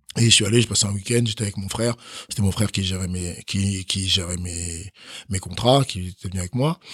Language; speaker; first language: French; early bilingual, other home language; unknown